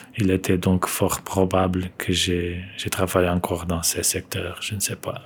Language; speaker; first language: French; non-native, fluent; Portuguese